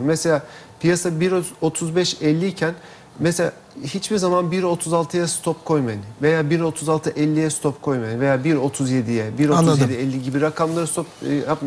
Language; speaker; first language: Turkish; native; Turkish